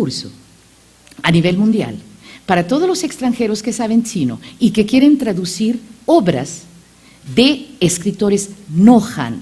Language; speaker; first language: Spanish; non-native, fluent; Macedonian